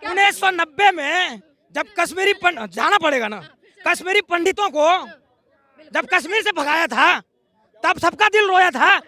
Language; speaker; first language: Hindi; native; Hindi